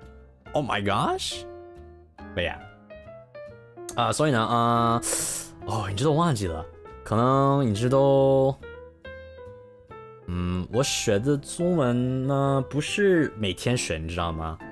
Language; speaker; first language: Chinese; non-native, learner; English